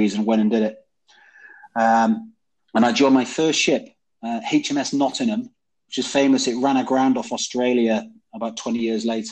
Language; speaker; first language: English; native; English